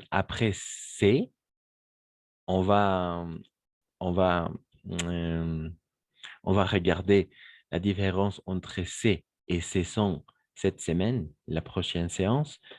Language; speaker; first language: French; non-native, fluent; Spanish